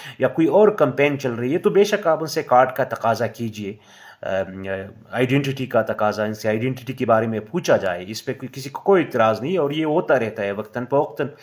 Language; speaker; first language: Urdu; non-native, local second language; Pashto